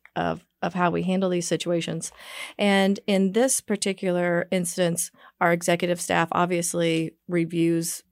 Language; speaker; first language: English; native; English